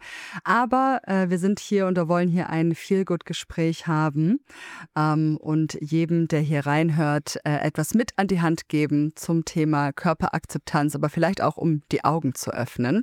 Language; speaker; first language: German; native; German